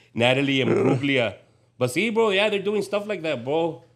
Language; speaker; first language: English; native; English